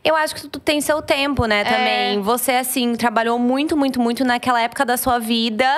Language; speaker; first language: Portuguese; native; Portuguese